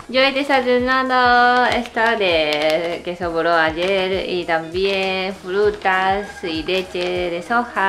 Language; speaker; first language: Spanish; non-native, fluent; Japanese